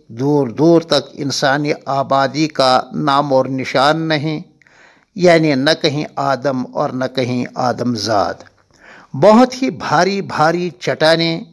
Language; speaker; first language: Urdu; non-native, local second language; Kashmiri